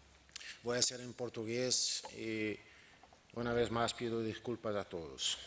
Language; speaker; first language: Spanish; non-native, learner; Portuguese